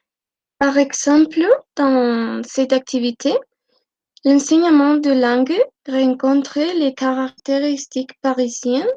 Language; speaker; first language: French; non-native, learner; Spanish